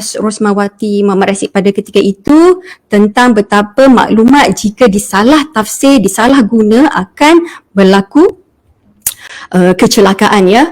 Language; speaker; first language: Malay; native; Malay